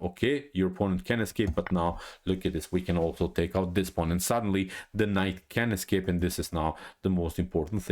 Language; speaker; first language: English; non-native, fluent; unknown